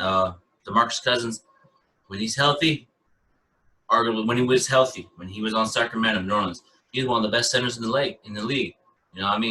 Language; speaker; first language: English; native; English